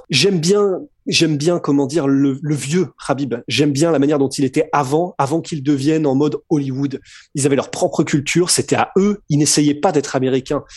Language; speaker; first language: French; native; French